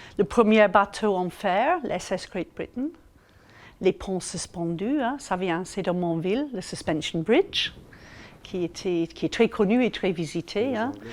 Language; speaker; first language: French; non-native, fluent; English